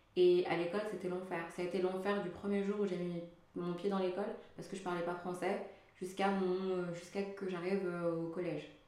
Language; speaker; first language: French; early bilingual, other home language; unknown